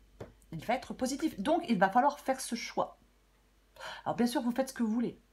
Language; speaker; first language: French; native; French